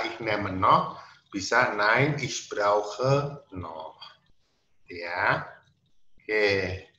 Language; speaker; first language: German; non-native, fluent; Indonesian